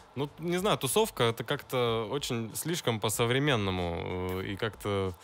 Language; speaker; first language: Russian; native; Russian